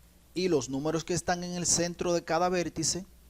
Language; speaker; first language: Spanish; native; Spanish